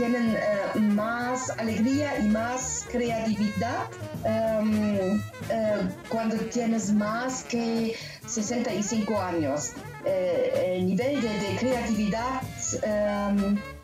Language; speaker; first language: Spanish; non-native, learner; German